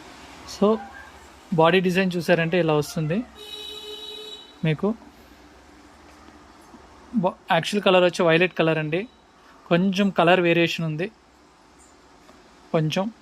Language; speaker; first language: Telugu; native; Telugu